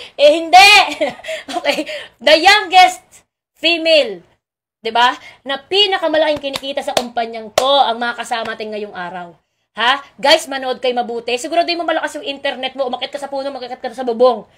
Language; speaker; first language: Filipino; native; Filipino